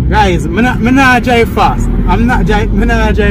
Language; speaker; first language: English; native; English